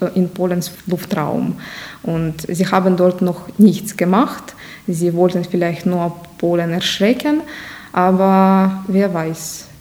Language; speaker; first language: German; non-native, fluent; Ukrainian